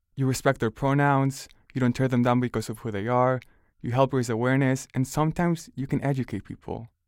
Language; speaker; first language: English; early bilingual, other home language; Spanish